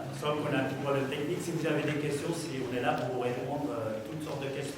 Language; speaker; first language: French; native; French